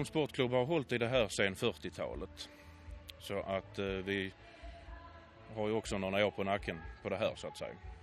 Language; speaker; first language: Swedish; native; Swedish